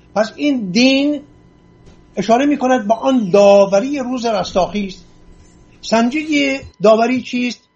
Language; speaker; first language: Persian; non-native, local second language; Assyrian Neo-Aramaic